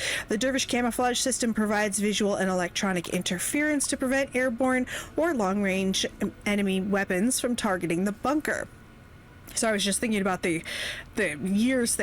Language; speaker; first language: English; native; English